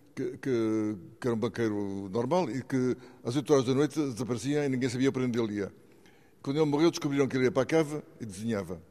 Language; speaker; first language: Portuguese; native; Portuguese